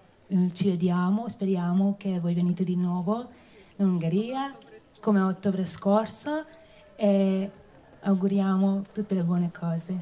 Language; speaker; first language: Italian; non-native, fluent; Hungarian